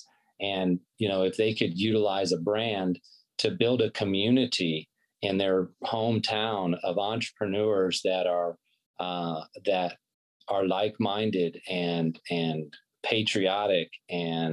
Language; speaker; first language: English; native; English